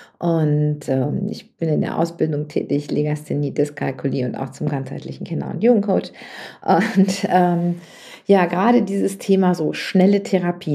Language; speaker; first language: German; native; German